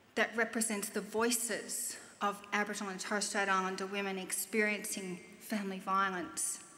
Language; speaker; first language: English; native; English